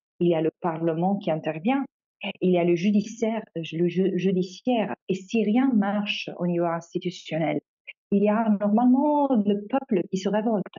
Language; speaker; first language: French; non-native, fluent; Italian